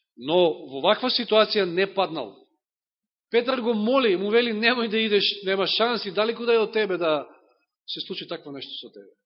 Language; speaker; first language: Macedonian; native; Macedonian